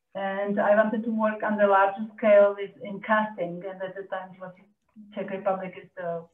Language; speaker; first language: English; non-native, fluent; Czech